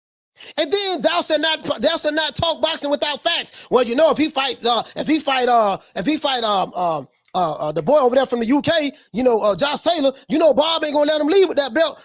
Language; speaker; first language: English; native; English